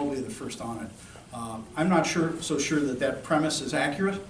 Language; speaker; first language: English; native; English